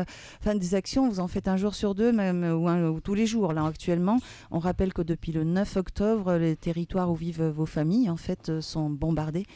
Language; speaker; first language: French; native; French